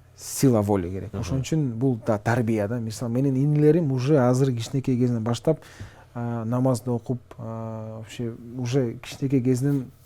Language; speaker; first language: Kyrgyz; non-native, local second language; Russian